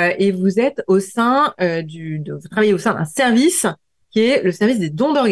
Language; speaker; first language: French; native; French